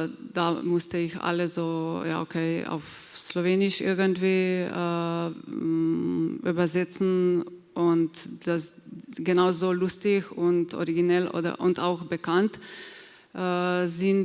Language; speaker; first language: German; non-native, fluent; Slovenian